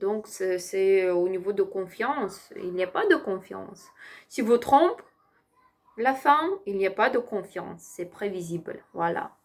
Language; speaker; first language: French; non-native, learner; Ukrainian